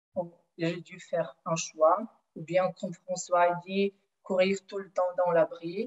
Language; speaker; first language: French; non-native, fluent; Ukrainian